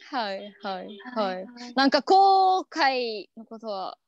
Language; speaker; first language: Japanese; non-native, learner; Arabic